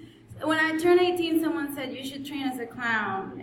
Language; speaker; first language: English; non-native, fluent; Spanish